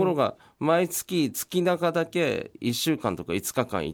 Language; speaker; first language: Japanese; native; Japanese